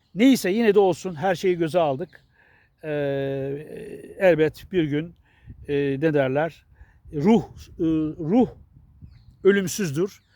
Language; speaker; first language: Turkish; native; Turkish